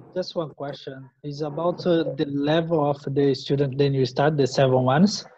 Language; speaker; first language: English; non-native, learner; Portuguese